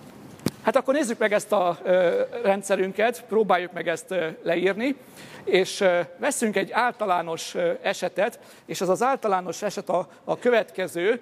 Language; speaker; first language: Hungarian; native; Hungarian